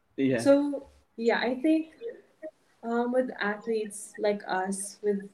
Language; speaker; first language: English; non-native, local second language; Hiligaynon